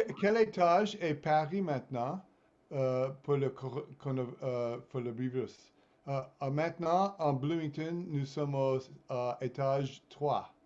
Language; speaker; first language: French; non-native, fluent; English